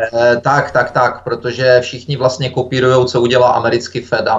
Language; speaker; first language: Czech; native; Czech